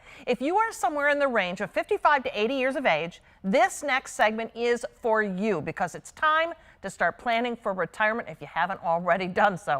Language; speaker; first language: English; native; English